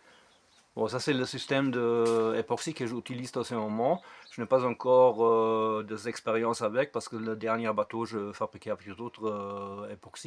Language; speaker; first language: French; non-native, fluent; German